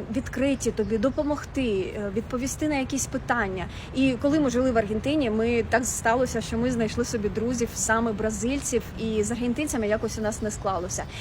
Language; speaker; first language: Ukrainian; native; Ukrainian